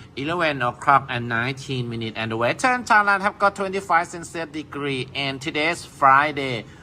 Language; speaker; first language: English; non-native, learner; Thai